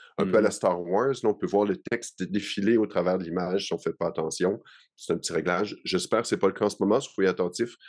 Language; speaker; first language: French; native; French